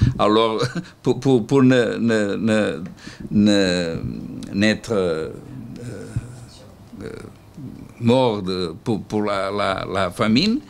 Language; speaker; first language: French; non-native, learner; Portuguese